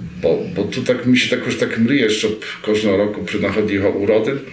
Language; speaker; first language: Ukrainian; early bilingual, heritage; Rusyn